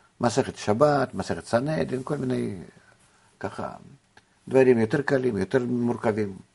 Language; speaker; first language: Hebrew; non-native, fluent; Russian